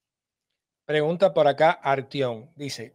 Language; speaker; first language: Spanish; native; Spanish